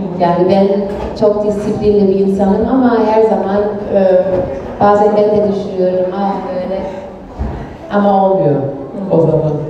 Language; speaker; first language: Turkish; non-native, fluent; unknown